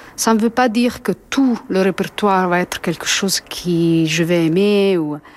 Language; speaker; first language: French; non-native, fluent; Italian